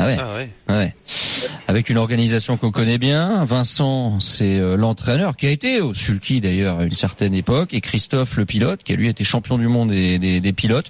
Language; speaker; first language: French; native; French